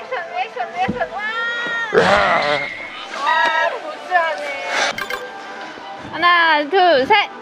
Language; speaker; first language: Korean; non-native, fluent; Cantonese